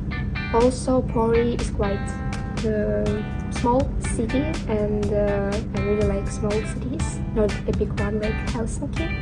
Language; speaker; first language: English; non-native, learner; Russian